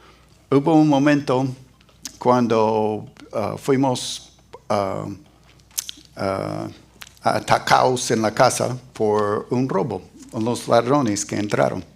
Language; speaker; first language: Spanish; non-native, fluent; English